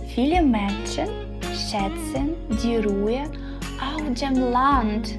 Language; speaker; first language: German; non-native, fluent; Ukrainian